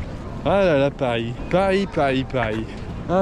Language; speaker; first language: French; native; French